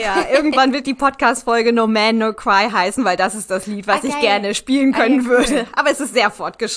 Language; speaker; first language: German; native; German